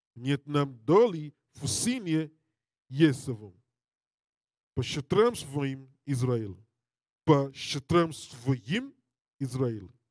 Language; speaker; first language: Russian; non-native, learner; English